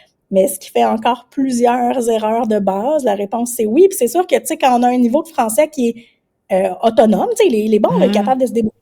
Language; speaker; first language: French; native; French